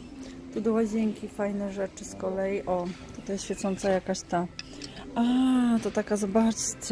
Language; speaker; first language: Polish; native; Polish